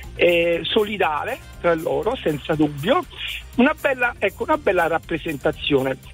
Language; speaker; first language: Italian; native; Italian